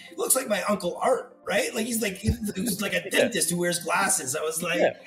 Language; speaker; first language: English; native; English